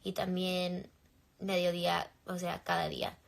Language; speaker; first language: Spanish; early bilingual, other home language; English